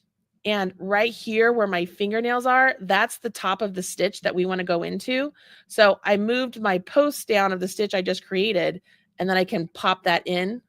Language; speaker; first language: English; native; English